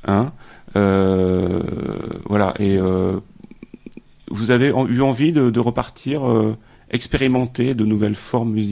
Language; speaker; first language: French; native; French